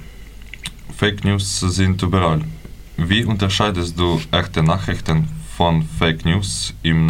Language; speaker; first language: German; non-native, learner; Ukrainian